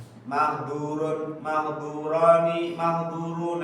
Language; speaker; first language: Arabic; non-native, learner; Indonesian